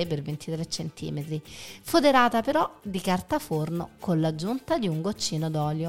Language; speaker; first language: Italian; native; Italian